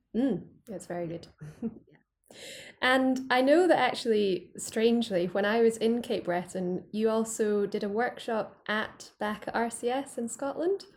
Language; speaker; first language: English; native; English